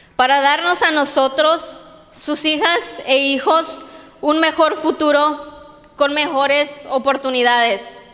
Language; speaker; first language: Spanish; early bilingual, heritage; Spanish